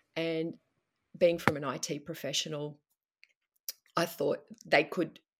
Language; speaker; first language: English; native; English